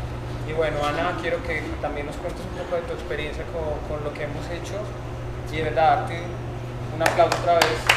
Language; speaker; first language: Spanish; native; Spanish